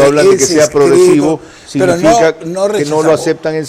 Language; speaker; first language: Spanish; native; Spanish